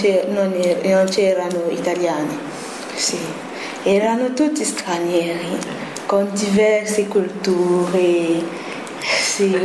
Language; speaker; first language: Italian; non-native, fluent; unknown